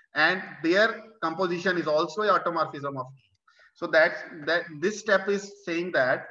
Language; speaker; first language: English; non-native, local second language; Punjabi